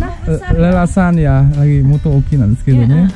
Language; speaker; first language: Japanese; non-native, fluent; Indonesian